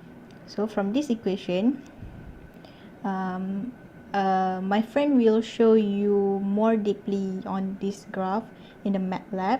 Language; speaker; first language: English; non-native, local second language; Malay